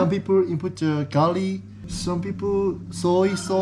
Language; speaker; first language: English; non-native, learner; Korean